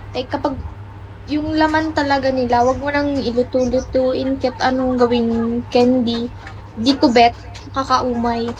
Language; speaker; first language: Filipino; non-native, local second language; Bikol